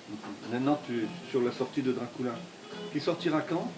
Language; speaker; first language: French; native; French